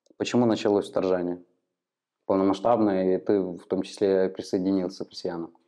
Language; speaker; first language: Russian; non-native, local second language; Ukrainian